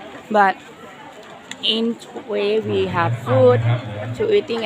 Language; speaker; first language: English; non-native, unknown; Thai